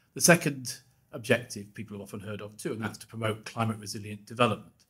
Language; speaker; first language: English; native; English